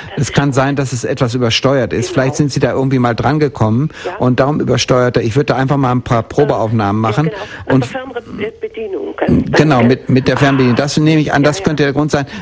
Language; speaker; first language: German; native; German